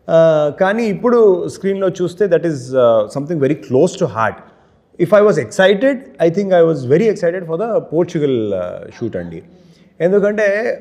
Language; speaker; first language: Telugu; non-native, learner; Kannada